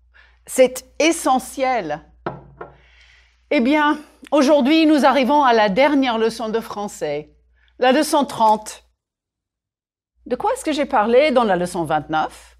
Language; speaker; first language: French; native; French